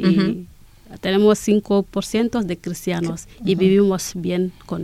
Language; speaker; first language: Spanish; non-native, learner; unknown